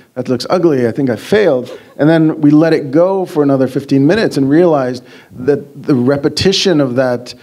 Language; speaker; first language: English; native; English